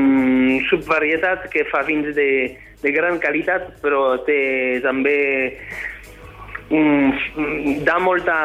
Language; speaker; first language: Catalan; non-native, fluent; French